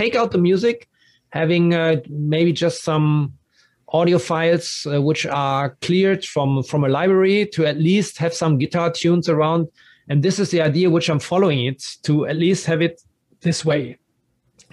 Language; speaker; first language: English; non-native, fluent; German